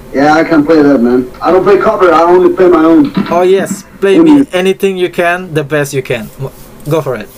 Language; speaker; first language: English; non-native, fluent; Indonesian